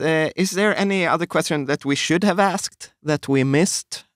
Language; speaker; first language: English; non-native, fluent; Swedish